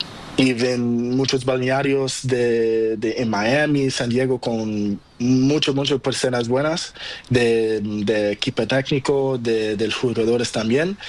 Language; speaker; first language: Spanish; non-native, learner; Portuguese